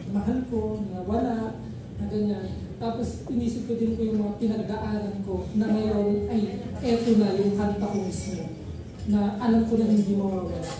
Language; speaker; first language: Filipino; native; Filipino